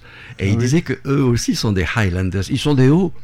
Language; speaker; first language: French; native; French